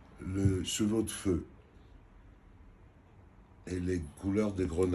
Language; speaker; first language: French; non-native, fluent; Georgian